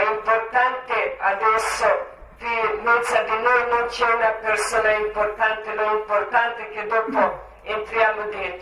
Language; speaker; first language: Italian; non-native, learner; Croatian